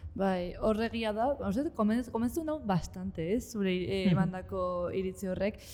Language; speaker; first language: Basque; native; Basque